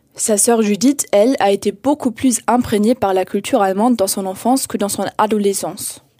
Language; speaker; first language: French; native; French